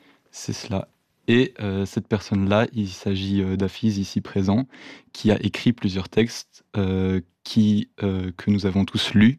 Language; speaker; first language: French; native; French